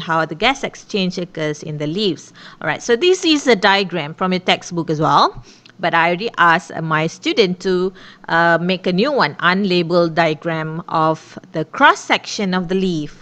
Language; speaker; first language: English; non-native, local second language; Malay